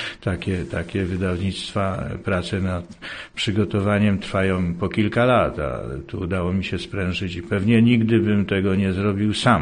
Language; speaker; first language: Polish; native; Polish